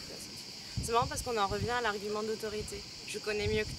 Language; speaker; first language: French; native; French